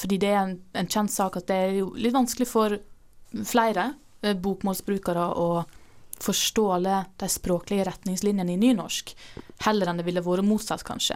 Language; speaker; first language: Norwegian; non-native, fluent; Dutch